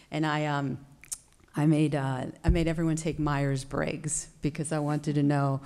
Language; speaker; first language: English; native; English